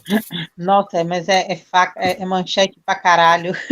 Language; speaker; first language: Portuguese; native; Portuguese